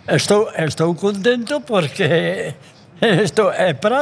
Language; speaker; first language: Spanish; non-native, local second language; Galician